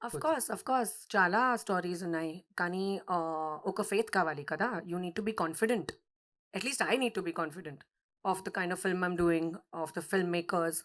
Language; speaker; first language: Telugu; non-native, learner; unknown